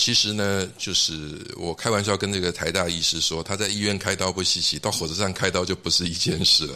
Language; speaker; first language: Chinese; native; Chinese